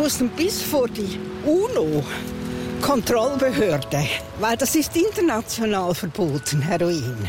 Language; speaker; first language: German; native; German